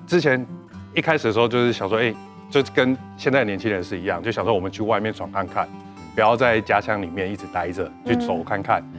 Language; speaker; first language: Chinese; native; Chinese